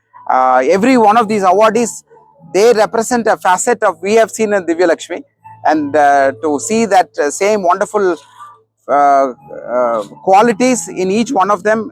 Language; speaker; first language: English; non-native, local second language; Tamil